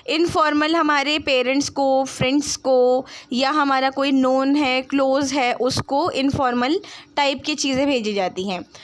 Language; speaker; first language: Hindi; non-native, local second language; Punjabi